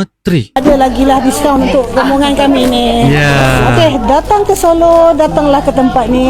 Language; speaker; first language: Malay; native; Malay